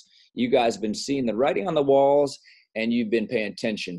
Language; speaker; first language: English; native; English